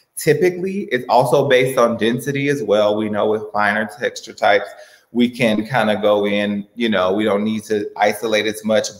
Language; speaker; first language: English; native; English